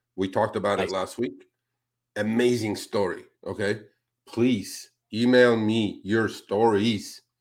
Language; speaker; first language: English; non-native, fluent; Spanish